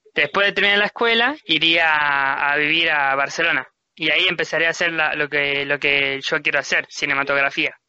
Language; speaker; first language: Spanish; early bilingual, heritage; Spanish